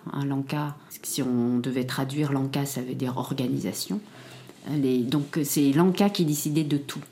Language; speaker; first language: French; early bilingual, other home language; Khmer